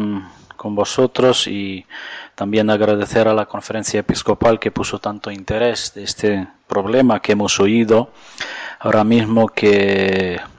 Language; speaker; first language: Spanish; non-native, fluent; Ukrainian